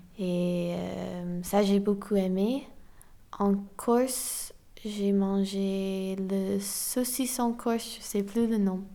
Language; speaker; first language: French; non-native, fluent; English